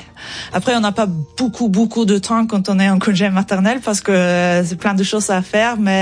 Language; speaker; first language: French; non-native, fluent; Norwegian